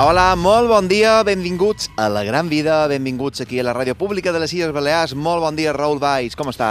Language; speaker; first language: Catalan; native; Catalan